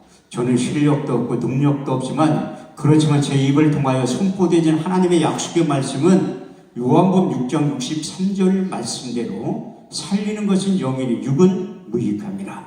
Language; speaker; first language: Korean; native; Korean